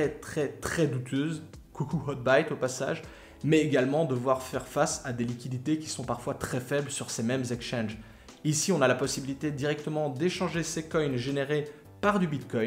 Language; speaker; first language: French; native; French